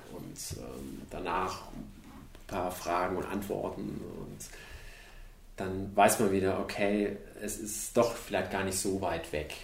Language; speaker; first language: German; native; German